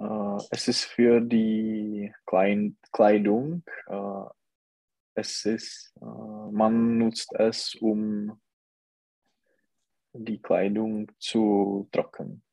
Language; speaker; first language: German; non-native, learner; Czech